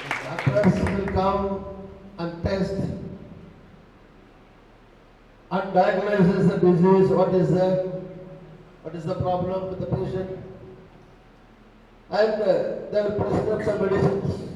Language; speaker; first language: English; non-native, local second language; Tamil